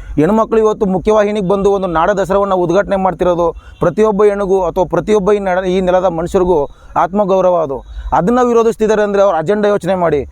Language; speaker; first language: Kannada; native; Kannada